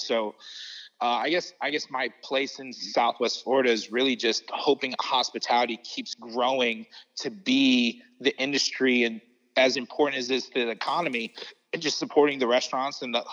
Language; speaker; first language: English; native; English